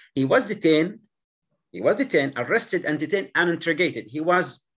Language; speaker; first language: English; non-native, fluent; Arabic